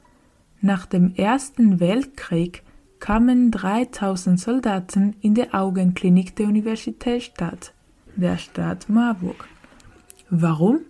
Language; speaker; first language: German; non-native, learner; Spanish